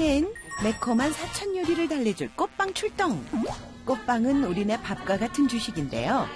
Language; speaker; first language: Korean; native; Korean